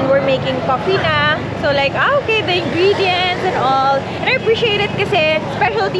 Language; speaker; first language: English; non-native, local second language; Filipino